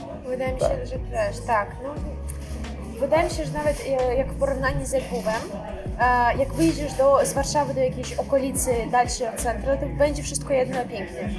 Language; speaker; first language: Polish; non-native, fluent; Russian